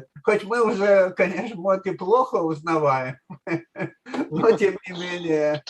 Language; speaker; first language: Russian; native; Russian